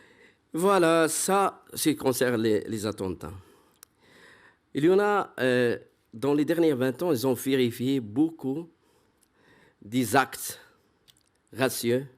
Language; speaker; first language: French; non-native, fluent; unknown